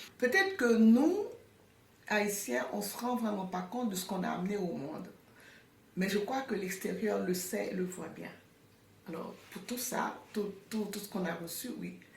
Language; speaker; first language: French; non-native, local second language; Haitian Creole